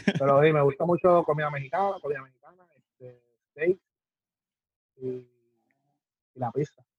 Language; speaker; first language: Spanish; native; Spanish